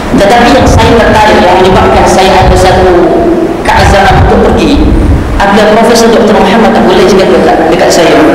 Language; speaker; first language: Malay; native; Malay